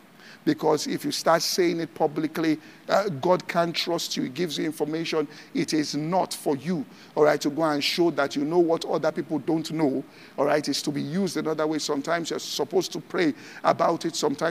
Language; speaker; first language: English; non-native, local second language; Yoruba